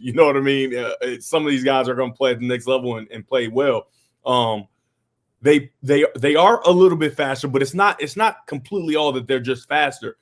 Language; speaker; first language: English; native; English